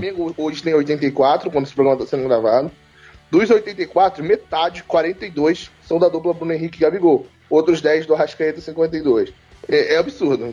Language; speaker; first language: Portuguese; native; Portuguese